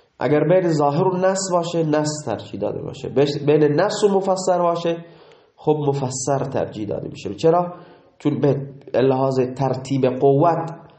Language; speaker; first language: Persian; non-native, local second language; Baluchi